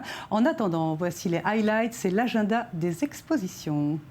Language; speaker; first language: French; native; French